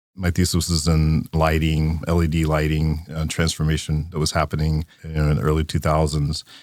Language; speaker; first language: English; native; English